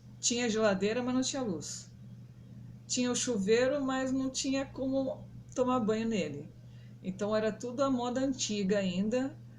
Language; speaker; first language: Portuguese; non-native, local second language; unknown